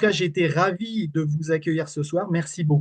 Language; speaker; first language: French; native; French